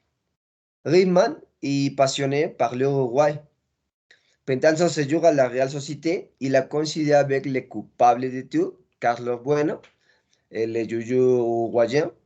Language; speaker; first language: French; non-native, learner; Spanish